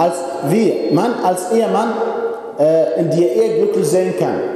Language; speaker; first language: German; non-native, fluent; Arabic